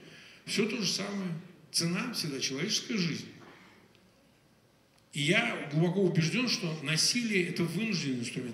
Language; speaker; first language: Russian; native; Russian